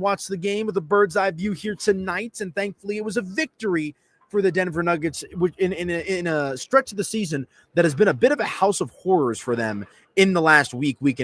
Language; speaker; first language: English; native; English